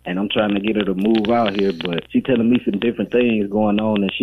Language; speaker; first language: English; native; English